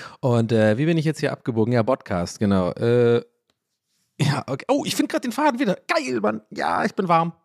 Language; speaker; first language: German; early bilingual, other home language; English